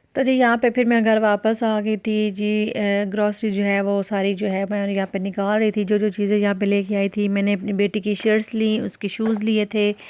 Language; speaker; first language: Urdu; non-native, local second language; Punjabi